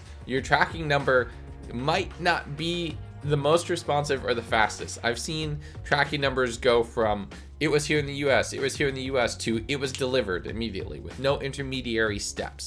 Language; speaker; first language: English; native; English